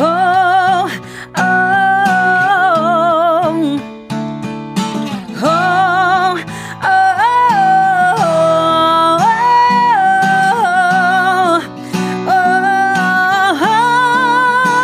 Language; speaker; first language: English; non-native, local second language; Cebuano